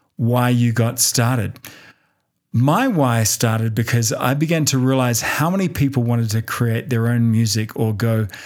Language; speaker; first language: English; native; English